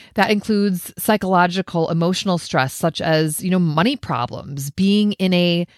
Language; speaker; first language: English; native; English